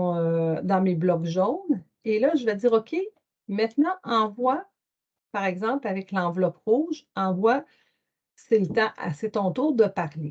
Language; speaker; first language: French; native; French